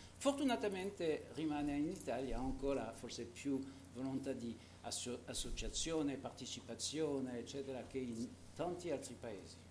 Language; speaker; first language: Italian; non-native, fluent; French